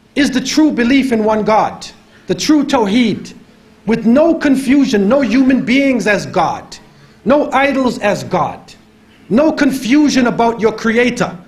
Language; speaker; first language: English; native; English